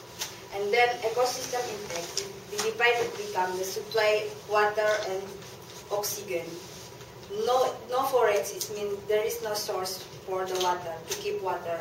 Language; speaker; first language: English; non-native, learner; Indonesian